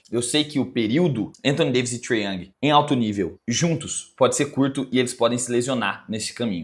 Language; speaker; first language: Portuguese; native; Portuguese